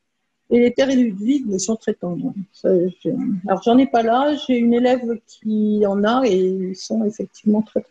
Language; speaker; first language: French; native; French